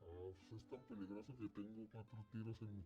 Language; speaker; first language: Spanish; native; Spanish